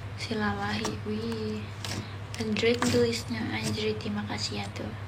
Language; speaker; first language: Indonesian; native; Indonesian